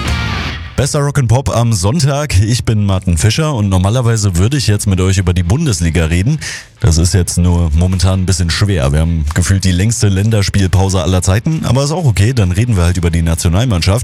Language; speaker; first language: German; native; German